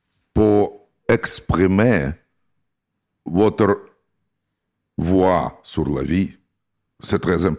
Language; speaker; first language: French; non-native, learner; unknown